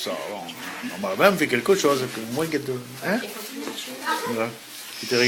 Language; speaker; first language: French; native; French